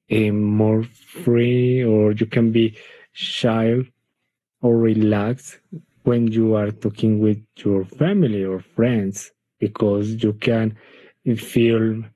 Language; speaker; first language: English; non-native, learner; Spanish